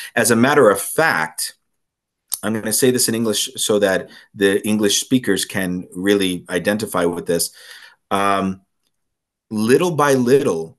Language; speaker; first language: English; native; English